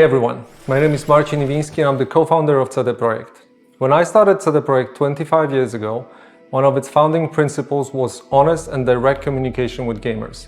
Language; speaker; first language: English; non-native, fluent; Polish